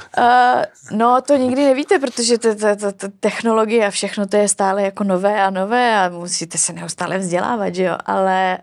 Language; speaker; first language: Czech; native; Czech